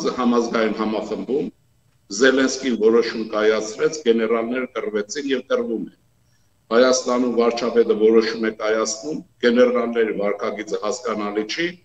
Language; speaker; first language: Armenian; native; Armenian